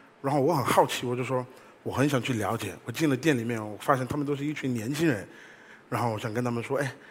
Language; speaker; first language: Chinese; non-native, fluent; English